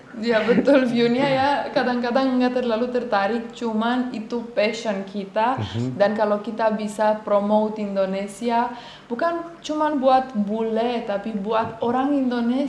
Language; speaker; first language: Indonesian; non-native, fluent; Romanian